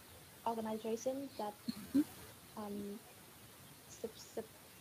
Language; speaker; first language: English; non-native, learner; Vietnamese